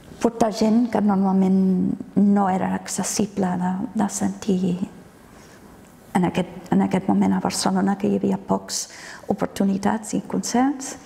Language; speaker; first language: Catalan; non-native, fluent; English